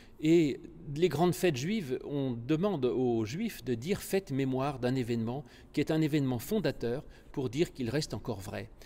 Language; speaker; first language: French; native; French